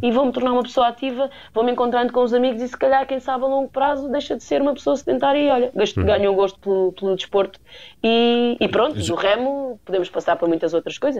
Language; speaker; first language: Portuguese; native; Portuguese